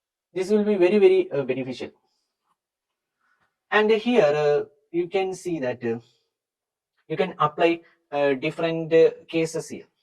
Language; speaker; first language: English; non-native, local second language; Malayalam